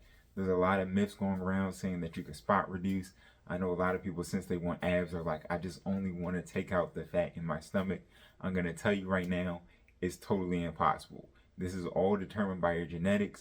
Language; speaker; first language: English; native; English